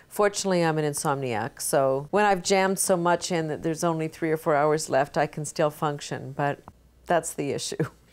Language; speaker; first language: English; native; English